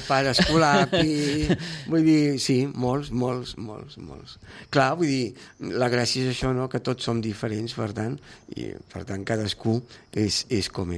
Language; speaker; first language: Catalan; native; Catalan